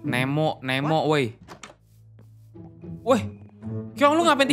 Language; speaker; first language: Indonesian; native; Indonesian